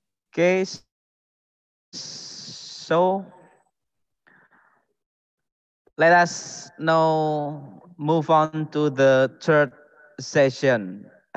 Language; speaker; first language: English; non-native, fluent; Indonesian